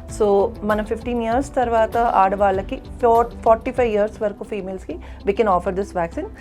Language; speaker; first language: English; non-native, local second language; Telugu